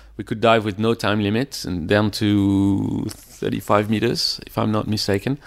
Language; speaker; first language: English; non-native, fluent; French